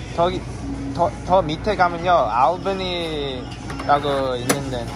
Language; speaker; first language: Korean; early bilingual, heritage; Korean